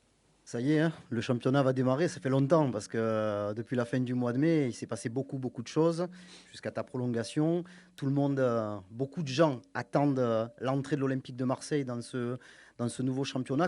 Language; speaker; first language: French; native; French